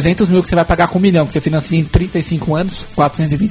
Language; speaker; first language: Portuguese; native; Portuguese